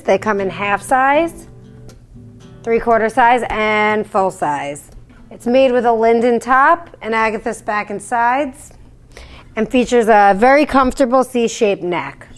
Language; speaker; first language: English; native; English